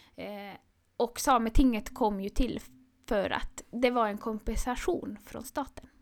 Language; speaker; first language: Swedish; non-native, local second language; Northern Sami